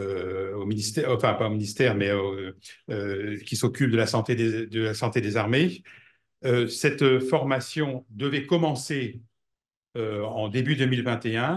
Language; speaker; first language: French; native; French